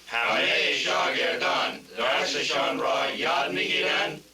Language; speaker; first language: Persian; non-native, learner; English